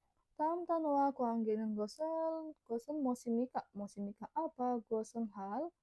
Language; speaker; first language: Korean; non-native, fluent; Indonesian